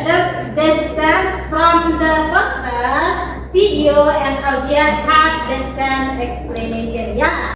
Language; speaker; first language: English; non-native, learner; Indonesian